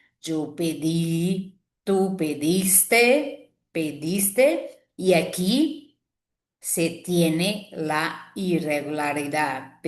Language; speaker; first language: Spanish; non-native, fluent; Portuguese